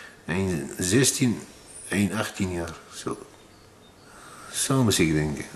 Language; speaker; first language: Dutch; non-native, learner; Arabic